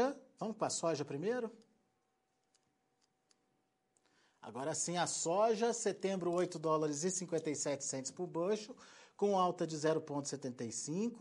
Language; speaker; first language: Portuguese; native; Portuguese